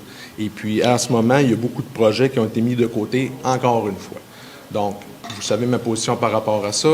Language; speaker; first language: French; native; French